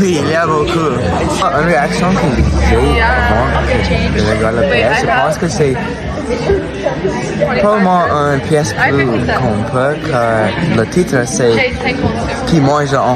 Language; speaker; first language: French; non-native, learner; English